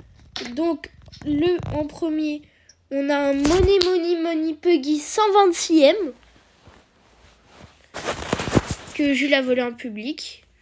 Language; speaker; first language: French; native; French